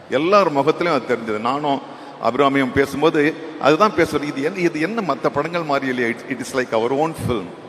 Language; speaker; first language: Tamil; native; Tamil